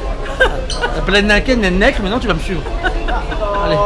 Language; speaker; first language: French; native; French